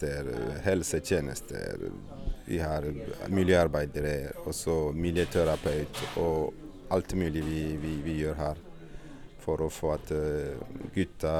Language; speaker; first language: Swedish; non-native, fluent; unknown